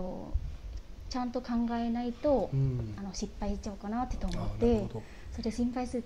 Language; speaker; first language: Japanese; non-native, learner; Vietnamese